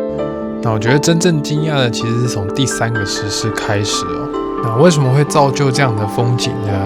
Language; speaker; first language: Chinese; native; Chinese